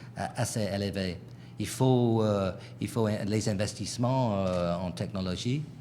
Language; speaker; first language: French; non-native, fluent; English